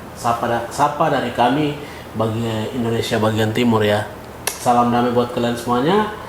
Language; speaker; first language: Indonesian; native; Indonesian